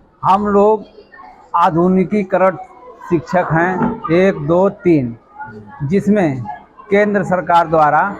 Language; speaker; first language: Hindi; native; Hindi